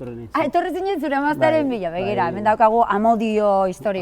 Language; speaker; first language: Basque; native; Basque